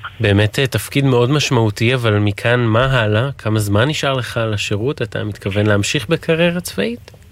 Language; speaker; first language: Hebrew; native; Hebrew